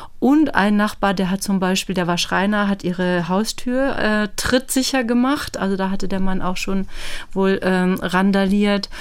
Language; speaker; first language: German; native; German